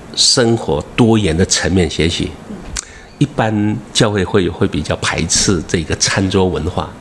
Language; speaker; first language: Chinese; non-native, local second language; Amis